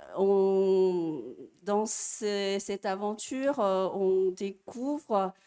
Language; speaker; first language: French; non-native, fluent; Chinese